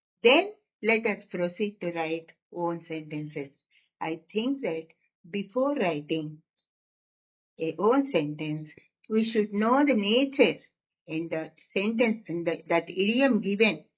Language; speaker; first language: English; non-native, local second language; Telugu